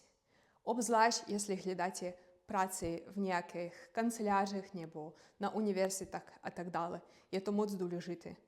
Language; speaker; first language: Czech; non-native, fluent; Russian